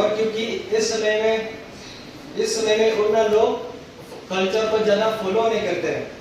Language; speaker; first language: Hindi; non-native, local second language; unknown